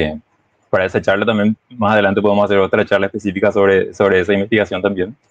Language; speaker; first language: Spanish; native; Spanish